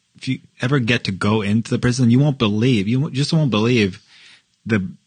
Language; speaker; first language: English; non-native, fluent; Norwegian